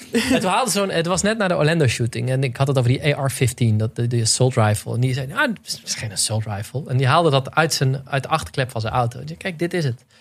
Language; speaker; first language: Dutch; native; Dutch